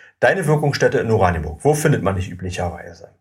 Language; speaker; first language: German; native; German